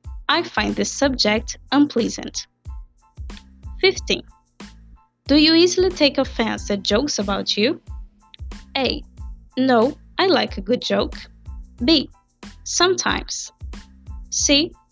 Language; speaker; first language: English; non-native, fluent; Portuguese